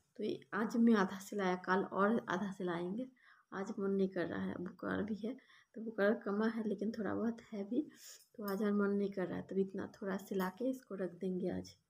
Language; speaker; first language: Hindi; non-native, local second language; Bangla